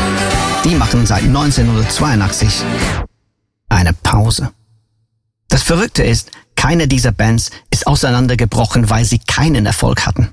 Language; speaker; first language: German; native; German